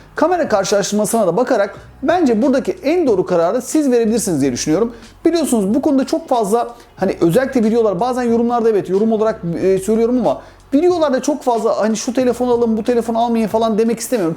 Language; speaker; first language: Turkish; native; Turkish